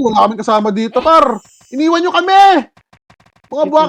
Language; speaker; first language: Filipino; native; Filipino